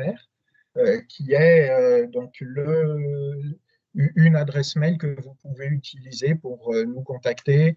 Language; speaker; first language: French; native; French